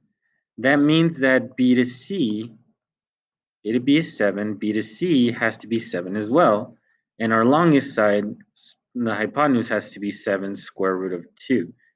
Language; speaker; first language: English; native; English